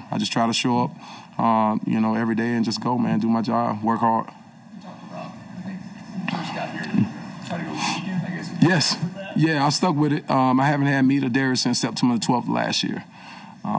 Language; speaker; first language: English; native; English